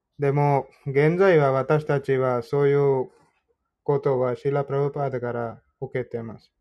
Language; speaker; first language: Japanese; non-native, fluent; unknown